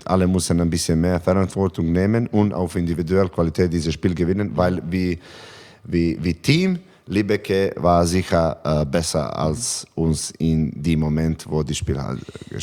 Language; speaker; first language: German; non-native, learner; Serbian